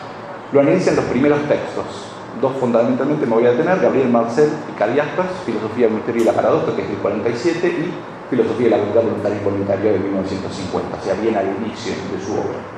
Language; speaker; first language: Spanish; native; Spanish